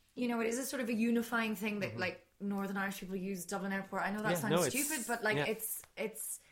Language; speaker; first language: English; native; English